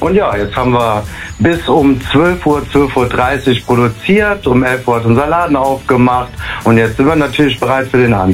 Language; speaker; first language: German; native; German